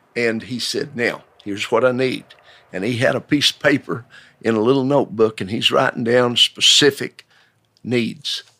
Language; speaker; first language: English; native; English